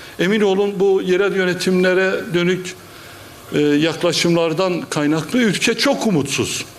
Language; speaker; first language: Turkish; non-native, local second language; Kurdish